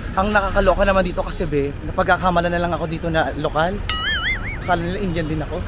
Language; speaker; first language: Filipino; native; Filipino